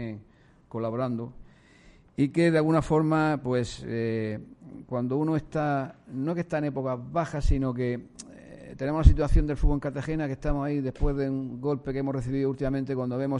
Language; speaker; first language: Spanish; native; Spanish